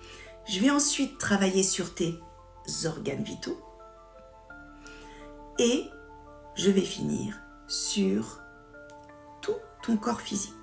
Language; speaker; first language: French; native; French